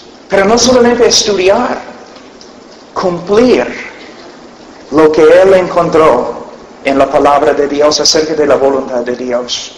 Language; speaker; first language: Spanish; non-native, fluent; English